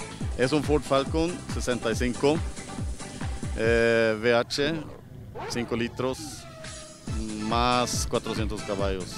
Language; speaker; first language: Spanish; non-native, learner; Swedish